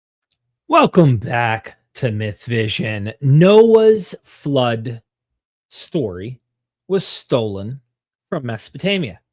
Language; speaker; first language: English; native; English